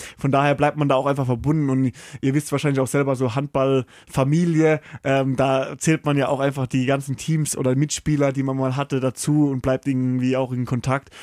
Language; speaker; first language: German; native; German